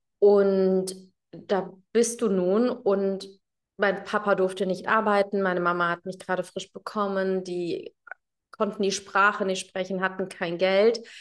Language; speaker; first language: German; early bilingual, other home language; Tamil